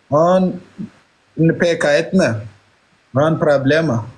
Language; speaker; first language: Russian; non-native, learner; Turkmen